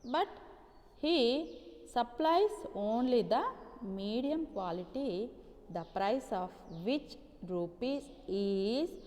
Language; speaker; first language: English; non-native, local second language; Telugu